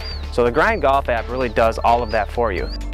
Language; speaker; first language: English; native; English